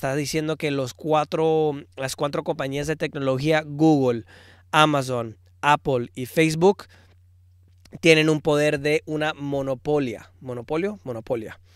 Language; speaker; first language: Spanish; early bilingual, heritage; Spanish